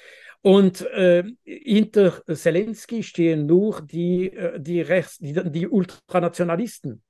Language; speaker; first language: German; non-native, fluent; French